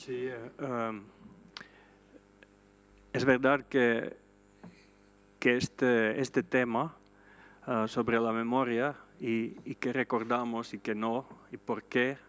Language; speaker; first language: Spanish; non-native, fluent; Swedish